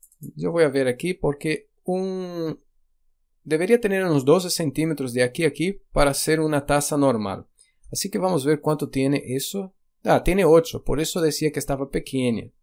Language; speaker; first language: Spanish; non-native, fluent; Portuguese